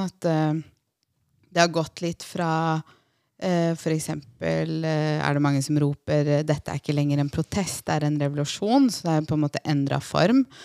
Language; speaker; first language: Norwegian; early bilingual, other home language; Persian